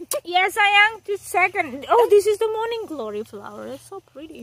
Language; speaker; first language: English; non-native, fluent; Indonesian